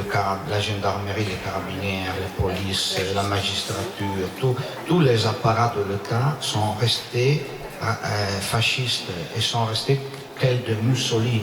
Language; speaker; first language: French; non-native, learner; Italian